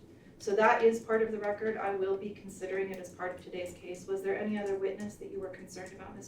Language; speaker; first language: English; native; English